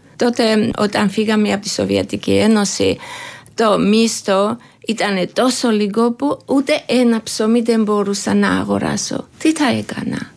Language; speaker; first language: Greek; non-native, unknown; Georgian